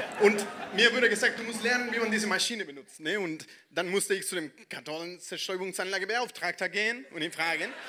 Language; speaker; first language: German; non-native, fluent; Spanish